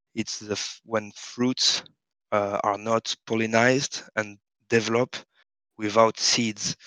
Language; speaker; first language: English; non-native, fluent; French